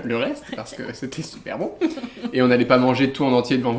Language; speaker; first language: French; native; French